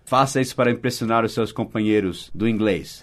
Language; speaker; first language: Portuguese; non-native, fluent; English